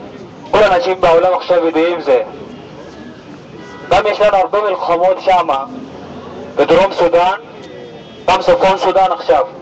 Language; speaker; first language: Hebrew; non-native, learner; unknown